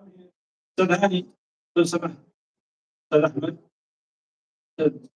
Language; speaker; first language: Arabic; native; Arabic